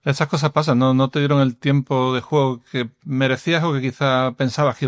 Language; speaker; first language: Spanish; native; Spanish